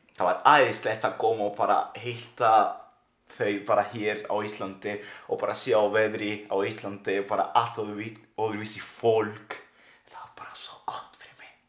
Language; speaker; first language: Icelandic; non-native, learner; Spanish